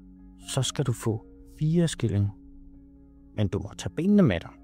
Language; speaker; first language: Danish; native; Danish